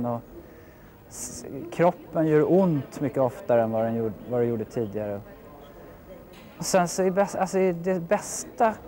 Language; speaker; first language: Swedish; native; Swedish